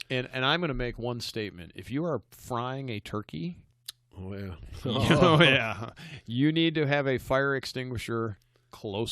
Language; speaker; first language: English; native; English